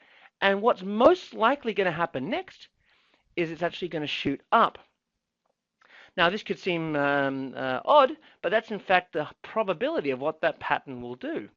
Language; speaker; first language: English; native; English